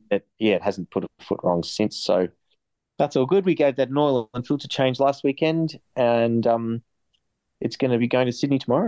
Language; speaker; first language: English; native; English